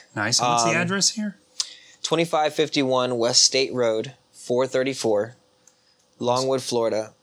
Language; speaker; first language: English; native; English